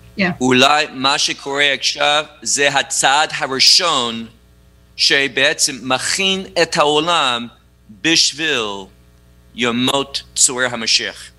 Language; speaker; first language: Hebrew; non-native, fluent; English